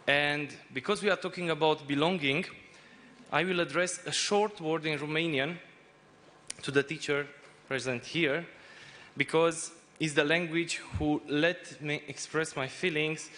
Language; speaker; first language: English; non-native, fluent; Romanian